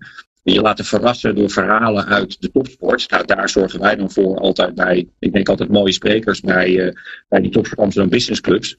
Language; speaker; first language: Dutch; native; Dutch